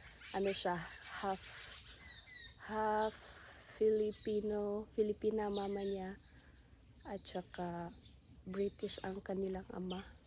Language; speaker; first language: Filipino; non-native, local second language; Cebuano